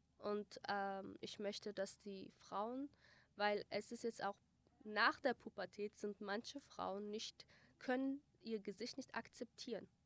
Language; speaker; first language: German; early bilingual, other home language; Kurdish